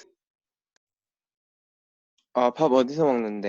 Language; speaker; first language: Korean; native; Korean